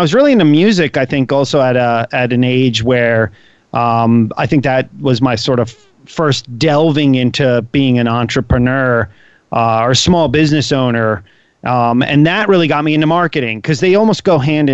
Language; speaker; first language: English; native; English